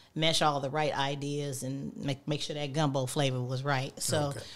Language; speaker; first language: English; native; English